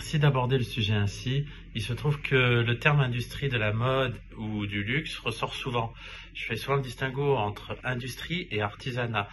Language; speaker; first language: French; native; French